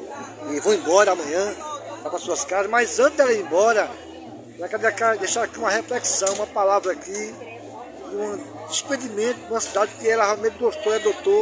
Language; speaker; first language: Portuguese; native; Portuguese